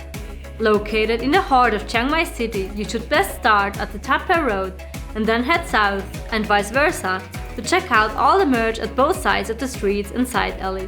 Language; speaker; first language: English; non-native, fluent; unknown